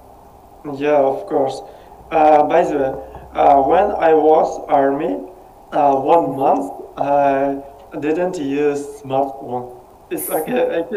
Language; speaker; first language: English; non-native, learner; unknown